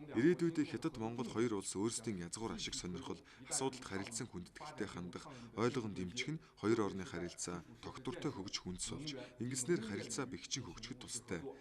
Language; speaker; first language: Mongolian; non-native, fluent; Chinese